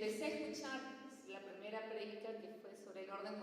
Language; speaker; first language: Spanish; native; Spanish